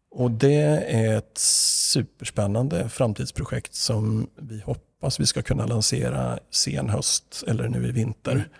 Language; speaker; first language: Swedish; native; Swedish